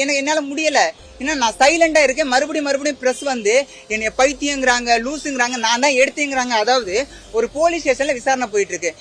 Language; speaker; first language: Tamil; native; Tamil